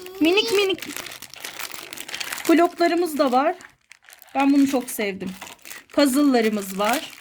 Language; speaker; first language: Turkish; native; Turkish